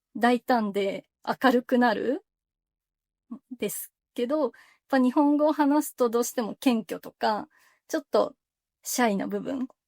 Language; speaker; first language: Japanese; native; Japanese